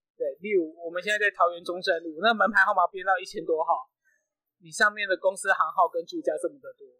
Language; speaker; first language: Chinese; native; Chinese